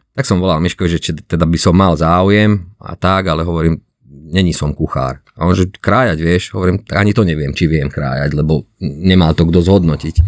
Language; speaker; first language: Slovak; non-native, local second language; Hungarian